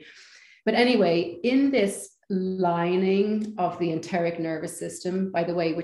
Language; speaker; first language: English; native; English